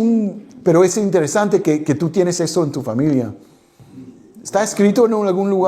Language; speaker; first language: Spanish; non-native, fluent; English